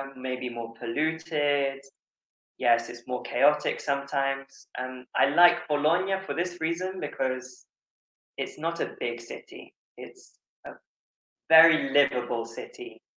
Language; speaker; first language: English; native; English